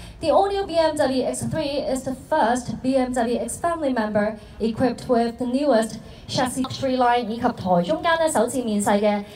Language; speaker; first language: English; non-native, local second language; Cantonese